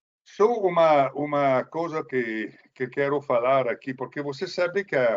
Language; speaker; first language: Portuguese; non-native, fluent; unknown